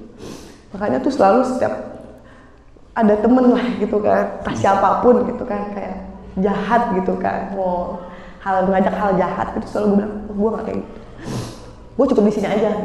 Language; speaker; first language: Indonesian; native; Indonesian